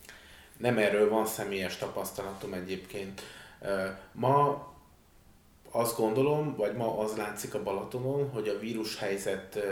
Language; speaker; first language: Hungarian; native; Hungarian